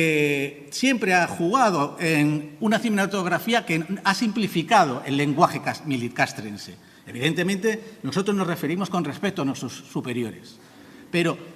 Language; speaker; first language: Spanish; native; Spanish